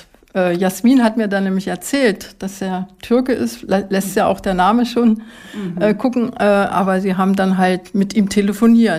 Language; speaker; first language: German; native; German